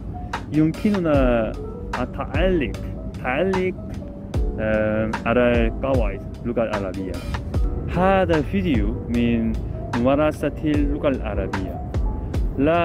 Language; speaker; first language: Arabic; non-native, learner; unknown